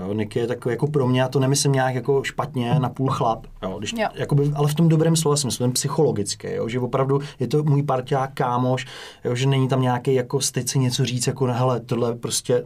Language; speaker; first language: Czech; native; Czech